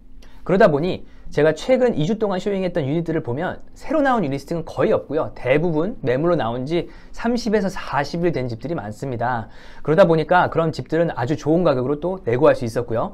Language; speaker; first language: Korean; native; Korean